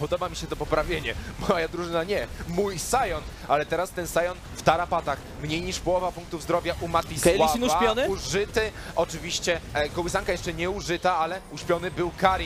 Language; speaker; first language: Polish; native; Polish